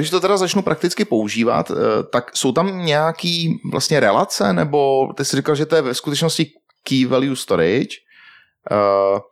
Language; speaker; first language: Czech; native; Czech